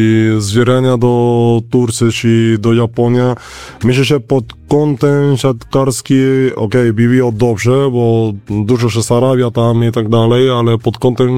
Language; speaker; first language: Polish; non-native, learner; Spanish